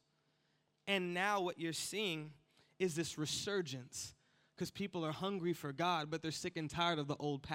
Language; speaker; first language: English; native; English